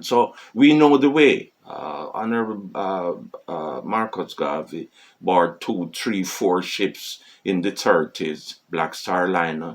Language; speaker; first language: English; non-native, fluent; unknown